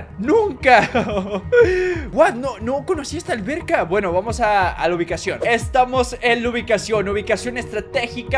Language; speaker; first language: Spanish; native; Spanish